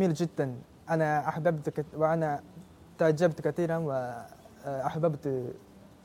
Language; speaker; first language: Arabic; non-native, learner; Japanese